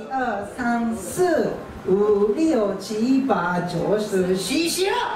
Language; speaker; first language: Chinese; non-native, learner; Japanese